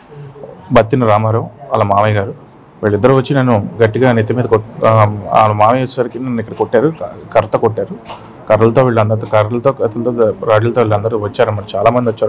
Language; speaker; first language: Telugu; native; Telugu